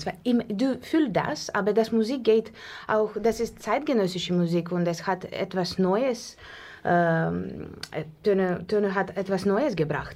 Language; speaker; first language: German; non-native, fluent; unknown